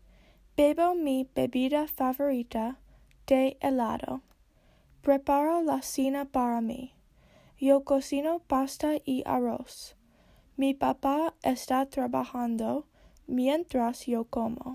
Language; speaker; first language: Spanish; non-native, learner; English